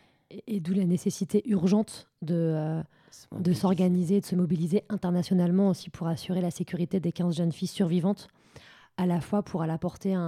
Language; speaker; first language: French; native; French